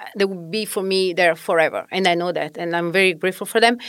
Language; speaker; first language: English; non-native, fluent; Italian